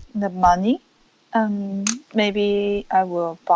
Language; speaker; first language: English; non-native, learner; Chinese